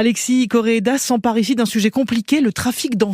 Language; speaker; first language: French; native; French